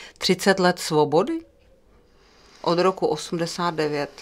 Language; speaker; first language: Czech; native; Czech